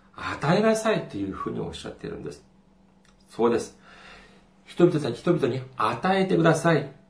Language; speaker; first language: Japanese; non-native, fluent; Korean